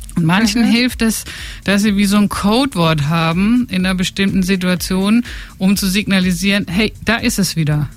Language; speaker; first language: German; native; German